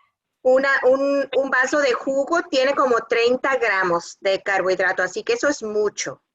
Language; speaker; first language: Spanish; early bilingual, other home language; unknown